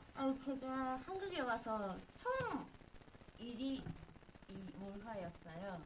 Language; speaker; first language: Korean; non-native, learner; Japanese